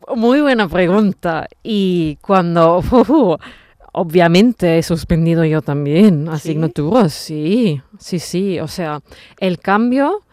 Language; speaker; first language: Spanish; non-native, fluent; German